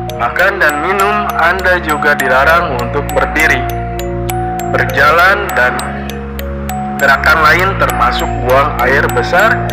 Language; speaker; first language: Indonesian; non-native, local second language; Sundanese